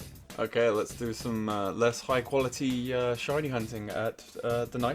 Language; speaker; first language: English; native; English